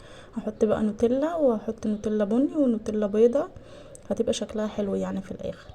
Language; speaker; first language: Arabic; native; Arabic